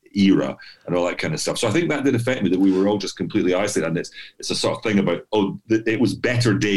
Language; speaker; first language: English; native; English